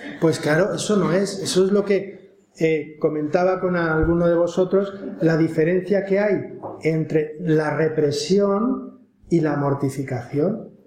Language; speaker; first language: Spanish; native; Spanish